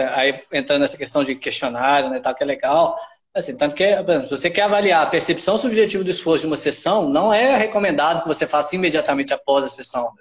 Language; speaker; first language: Portuguese; native; Portuguese